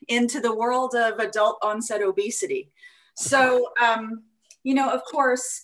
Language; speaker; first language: English; native; English